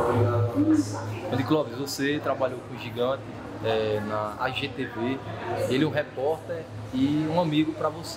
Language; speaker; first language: Portuguese; native; Portuguese